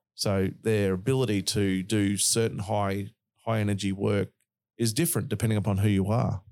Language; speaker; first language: English; native; English